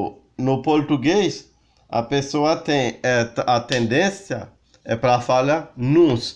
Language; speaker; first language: Portuguese; non-native, learner; Haitian Creole